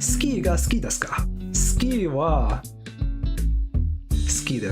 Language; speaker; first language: Japanese; non-native, learner; Cantonese